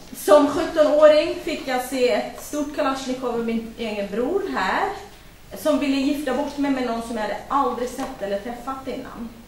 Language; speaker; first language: Swedish; non-native, fluent; Kurdish